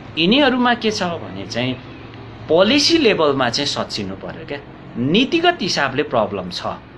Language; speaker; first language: Nepali; non-native, local second language; Limbu